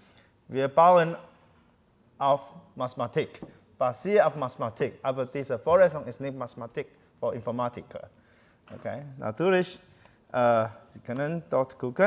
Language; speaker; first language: German; non-native, fluent; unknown